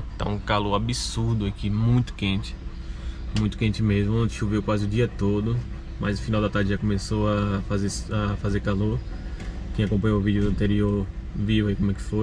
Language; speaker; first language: Portuguese; native; Portuguese